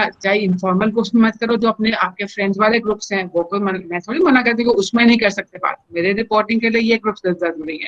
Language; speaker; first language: Hindi; native; Hindi